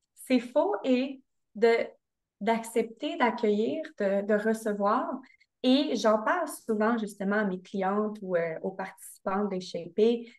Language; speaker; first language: French; native; French